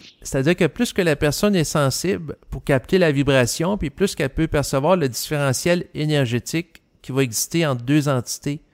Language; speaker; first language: French; native; French